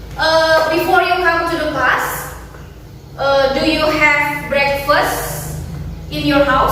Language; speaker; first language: English; non-native, fluent; Indonesian